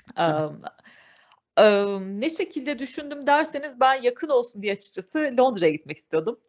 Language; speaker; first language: Turkish; native; Turkish